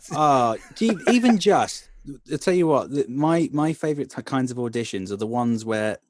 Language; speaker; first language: English; native; English